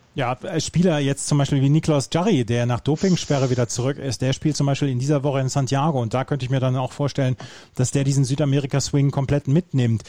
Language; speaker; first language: German; native; German